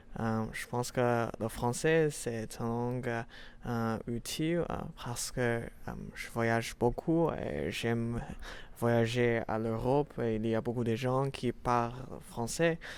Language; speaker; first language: French; non-native, learner; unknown